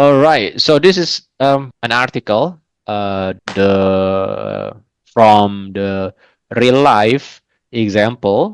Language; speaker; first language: English; non-native, fluent; Indonesian